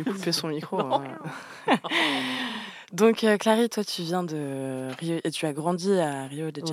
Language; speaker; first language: French; native; French